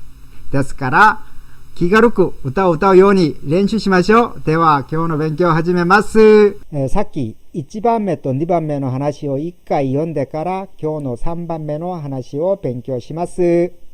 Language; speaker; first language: Japanese; non-native, fluent; Korean